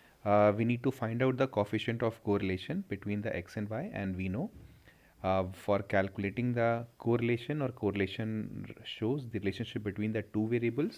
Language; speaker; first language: English; non-native, local second language; Hindi